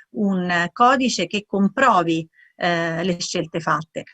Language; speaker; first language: Italian; native; Italian